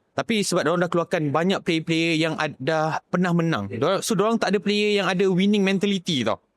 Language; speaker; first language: Malay; native; Malay